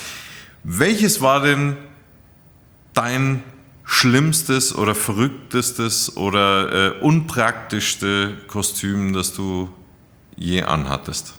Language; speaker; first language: German; native; German